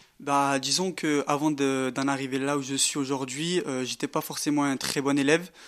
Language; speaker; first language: French; native; French